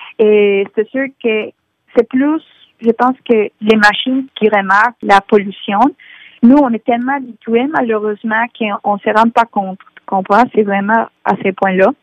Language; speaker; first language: French; non-native, fluent; Spanish